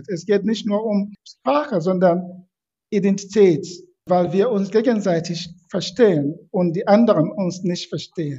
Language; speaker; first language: German; non-native, fluent; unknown